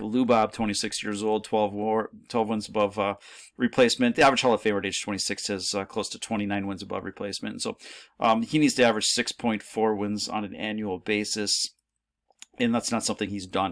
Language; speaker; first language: English; native; English